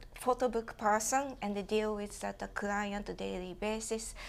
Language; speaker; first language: English; non-native, fluent; Japanese